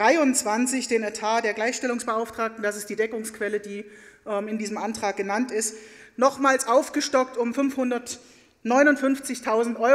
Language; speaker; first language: German; native; German